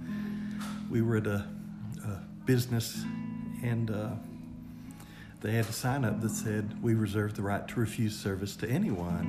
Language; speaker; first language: English; native; English